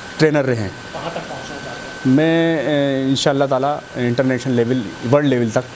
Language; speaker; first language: Hindi; native; Hindi